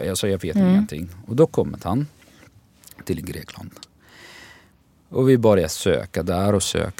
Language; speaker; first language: Swedish; non-native, fluent; Arabic